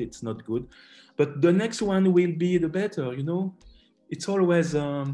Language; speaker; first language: English; non-native, learner; French